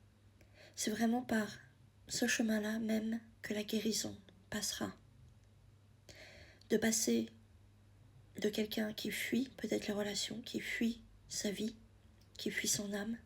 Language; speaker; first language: French; native; French